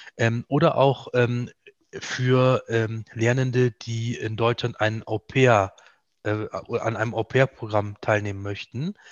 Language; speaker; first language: German; native; German